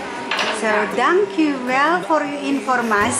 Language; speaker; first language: Dutch; non-native, learner; Indonesian